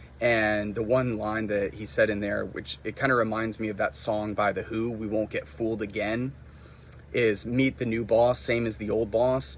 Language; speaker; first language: English; native; English